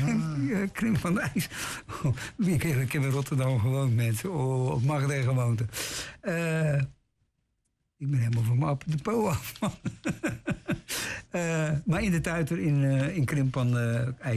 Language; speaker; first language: Dutch; native; Dutch